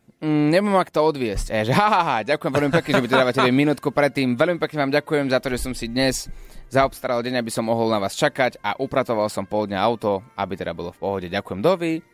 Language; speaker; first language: Slovak; native; Slovak